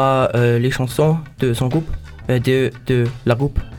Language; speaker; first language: French; non-native, learner; German